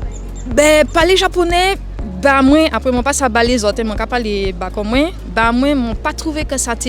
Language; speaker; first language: French; non-native, local second language; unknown